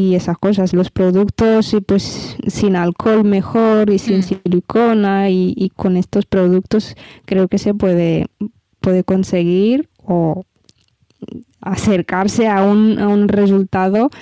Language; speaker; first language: Spanish; early bilingual, other home language; Amharic